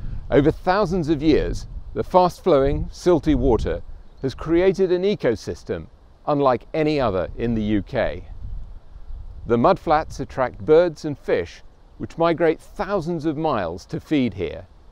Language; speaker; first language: English; native; English